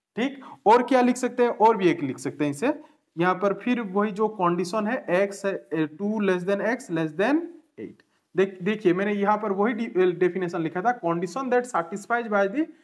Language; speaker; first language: Hindi; non-native, local second language; Bangla